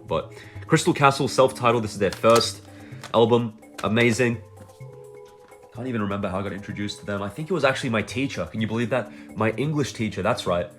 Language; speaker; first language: English; native; English